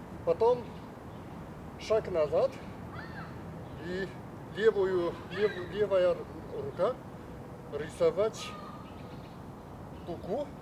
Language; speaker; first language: Russian; non-native, learner; Chinese